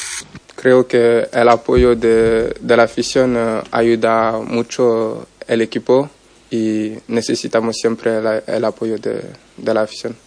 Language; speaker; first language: Spanish; non-native, learner; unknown